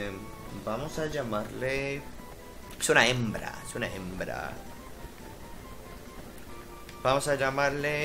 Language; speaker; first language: Spanish; native; Spanish